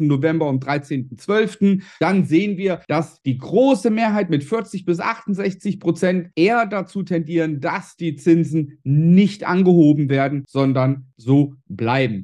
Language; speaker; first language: German; native; German